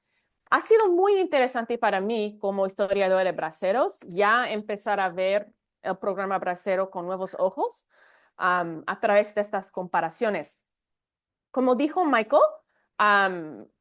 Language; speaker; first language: Spanish; non-native, fluent; English